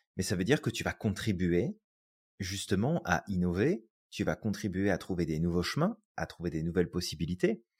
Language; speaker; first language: French; native; French